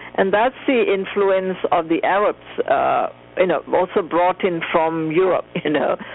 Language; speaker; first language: English; non-native, local second language; Tamil